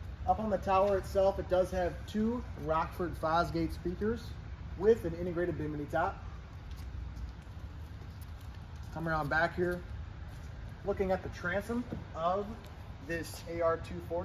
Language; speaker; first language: English; native; English